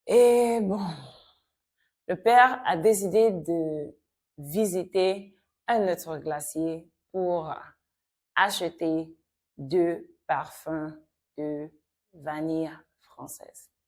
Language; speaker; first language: French; non-native, fluent; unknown